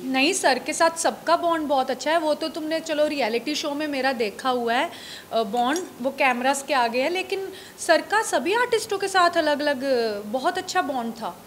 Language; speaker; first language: Hindi; non-native, local second language; Punjabi